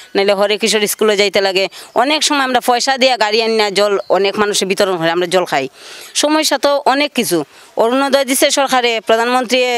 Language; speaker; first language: Bangla; native; Bangla